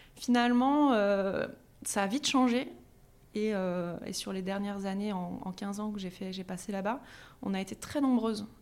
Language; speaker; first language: French; native; French